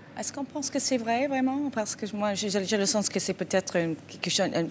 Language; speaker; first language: French; non-native, fluent; English